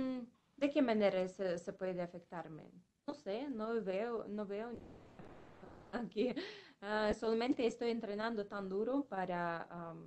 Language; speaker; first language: Spanish; non-native, fluent; Russian